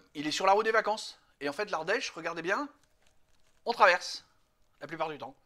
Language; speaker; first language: French; native; French